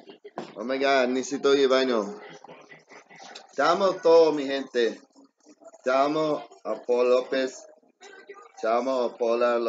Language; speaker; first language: Spanish; early bilingual, heritage; English